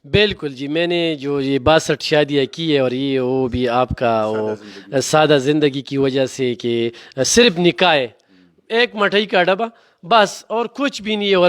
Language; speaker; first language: Urdu; non-native, local second language; Pashto